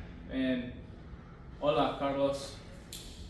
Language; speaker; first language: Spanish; early bilingual, heritage; English